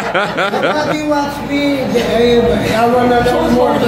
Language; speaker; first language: English; non-native, learner; Filipino